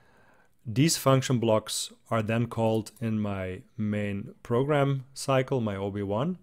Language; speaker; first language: English; non-native, fluent; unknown